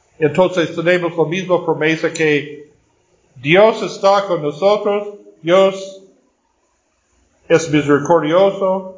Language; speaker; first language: Spanish; non-native, fluent; Portuguese